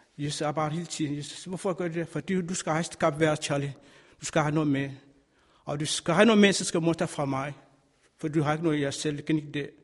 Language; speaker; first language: Danish; non-native, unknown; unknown